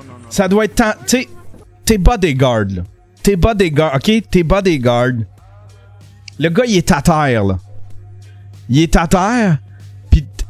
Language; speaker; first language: French; native; French